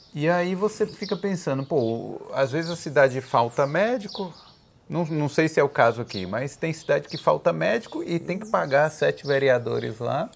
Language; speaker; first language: Portuguese; native; Portuguese